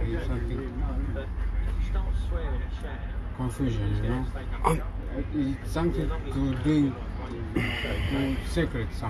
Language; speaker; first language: English; non-native, learner; Romanian